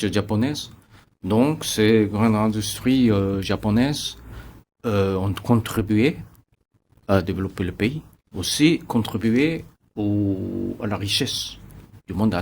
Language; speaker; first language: French; non-native, fluent; Japanese